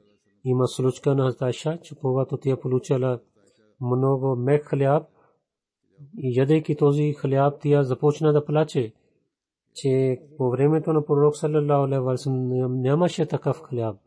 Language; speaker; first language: Bulgarian; non-native, fluent; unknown